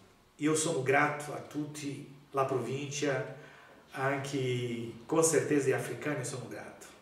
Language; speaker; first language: Italian; non-native, learner; Portuguese